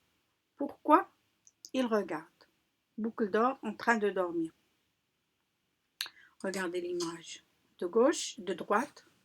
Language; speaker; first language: French; non-native, local second language; Arabic